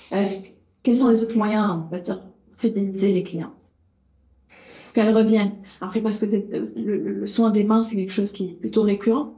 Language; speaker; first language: French; native; French